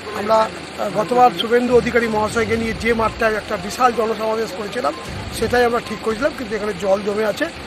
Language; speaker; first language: Bangla; native; Bangla